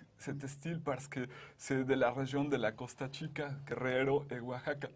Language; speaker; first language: French; non-native, fluent; Spanish